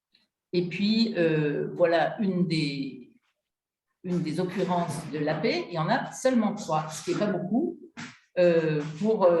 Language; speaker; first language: French; native; French